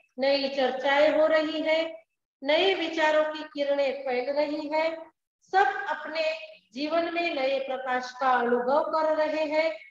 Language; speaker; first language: Hindi; non-native, local second language; Gujarati